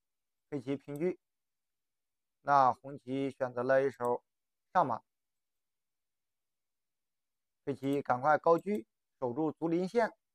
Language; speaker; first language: Chinese; native; Chinese